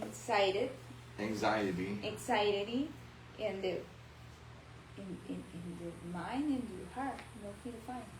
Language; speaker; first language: English; non-native, learner; Spanish